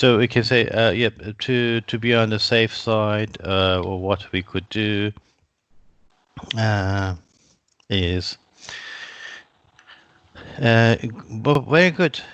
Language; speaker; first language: English; non-native, fluent; Persian